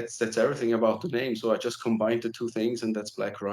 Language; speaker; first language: English; non-native, fluent; German